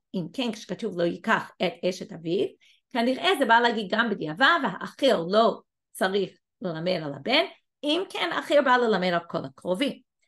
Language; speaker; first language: Hebrew; non-native, fluent; English